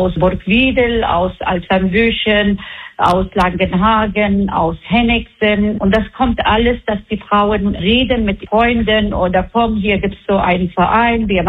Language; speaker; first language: German; non-native, learner; Arabic